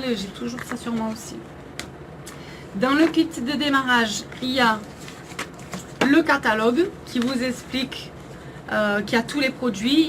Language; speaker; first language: French; native; French